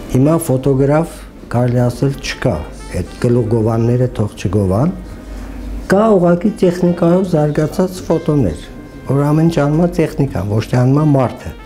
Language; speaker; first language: Armenian; native; Armenian